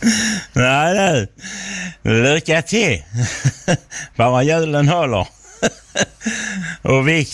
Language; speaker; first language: Swedish; native; Swedish